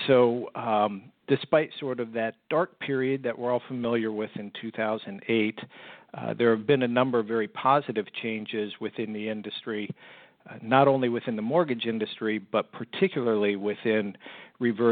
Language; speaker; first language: English; native; English